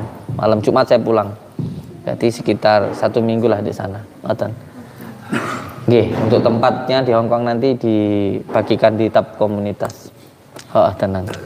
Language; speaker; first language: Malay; non-native, local second language; Javanese